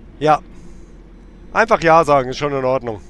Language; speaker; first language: German; native; German